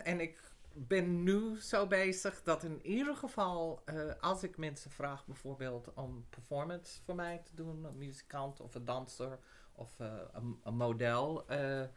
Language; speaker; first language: Dutch; non-native, fluent; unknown